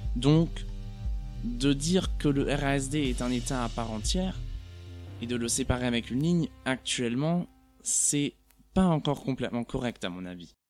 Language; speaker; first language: French; non-native, fluent; German